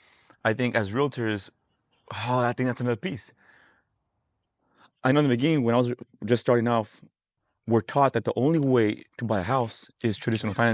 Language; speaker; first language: English; native; English